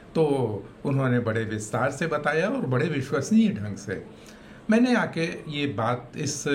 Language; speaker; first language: Hindi; native; Hindi